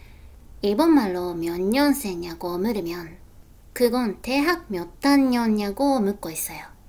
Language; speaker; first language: Korean; non-native, fluent; Japanese